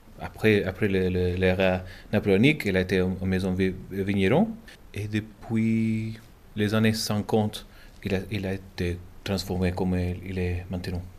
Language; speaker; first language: French; non-native, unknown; English